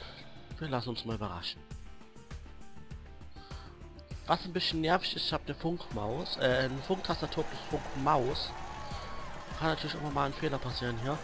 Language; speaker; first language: German; native; German